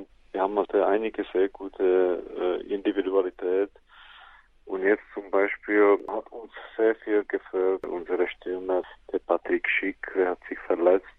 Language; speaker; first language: German; non-native, fluent; Czech